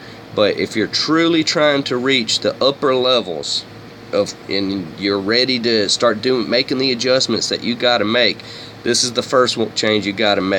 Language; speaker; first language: English; native; English